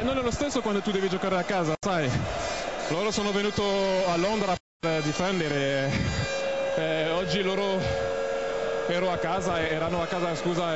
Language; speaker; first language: Italian; non-native, fluent; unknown